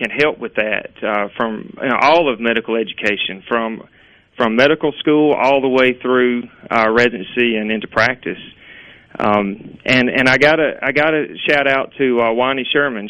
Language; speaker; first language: English; native; English